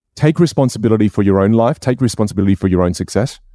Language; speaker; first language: English; non-native, local second language; Chinese